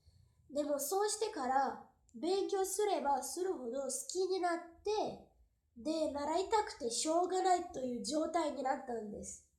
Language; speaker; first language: Japanese; non-native, fluent; Portuguese